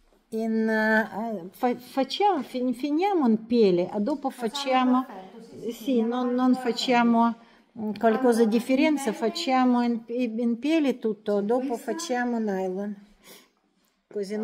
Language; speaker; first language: Italian; non-native, learner; Russian